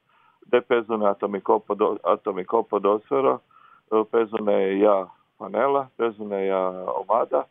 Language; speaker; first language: Greek; non-native, fluent; Croatian